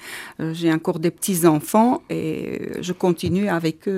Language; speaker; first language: French; non-native, learner; Armenian